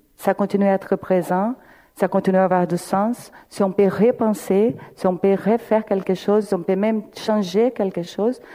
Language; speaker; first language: French; non-native, fluent; Portuguese